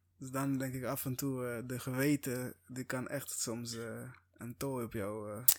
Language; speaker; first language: Dutch; non-native, fluent; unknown